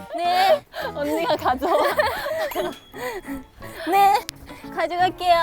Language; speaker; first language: Korean; non-native, fluent; Japanese